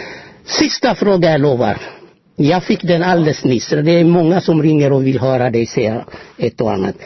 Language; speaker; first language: Swedish; non-native, fluent; Amharic